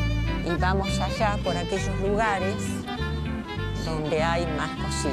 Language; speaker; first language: Spanish; native; Spanish